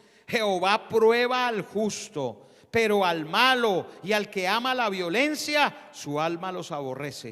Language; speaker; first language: Spanish; native; Spanish